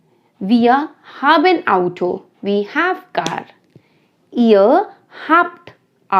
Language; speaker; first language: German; non-native, fluent; Hindi